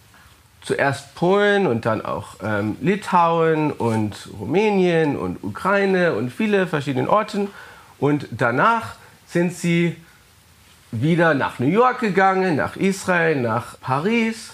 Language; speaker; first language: German; non-native, fluent; English